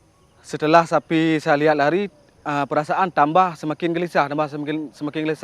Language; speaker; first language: Indonesian; native; Indonesian